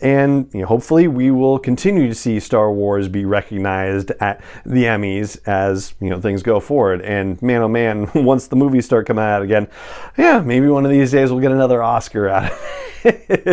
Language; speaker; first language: English; native; English